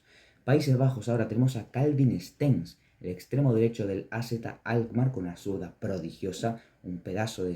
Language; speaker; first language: Spanish; native; Spanish